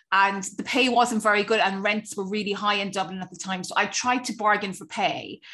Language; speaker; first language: English; native; English